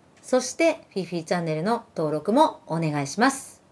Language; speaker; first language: Japanese; early bilingual, other home language; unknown